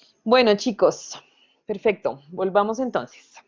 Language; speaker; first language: Spanish; native; Spanish